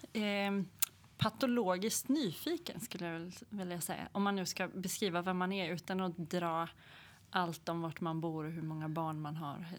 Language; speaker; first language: Swedish; native; Swedish